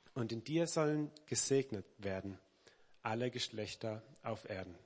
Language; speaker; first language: German; native; German